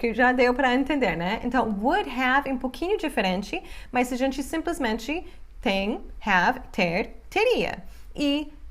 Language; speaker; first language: Portuguese; non-native, fluent; English